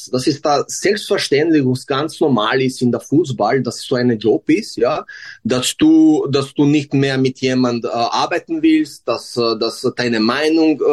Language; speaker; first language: German; non-native, fluent; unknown